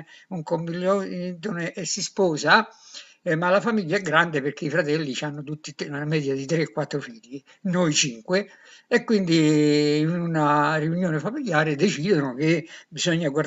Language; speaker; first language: Italian; native; Italian